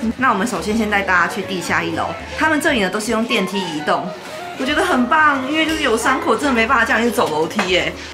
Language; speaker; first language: Chinese; native; Chinese